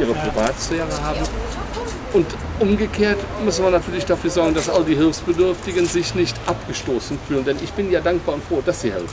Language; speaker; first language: German; native; German